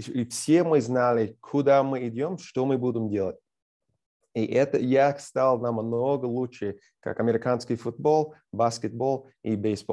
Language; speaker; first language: Russian; non-native, fluent; English